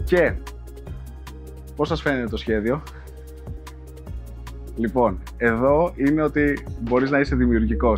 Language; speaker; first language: Greek; native; Greek